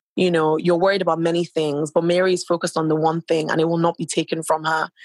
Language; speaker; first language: English; non-native, local second language; Yoruba